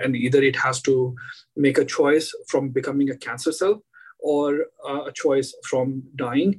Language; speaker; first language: English; non-native, local second language; Hindi